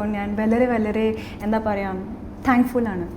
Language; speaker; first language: Malayalam; early bilingual, heritage; English